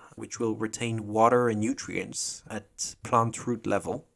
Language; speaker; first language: English; non-native, fluent; French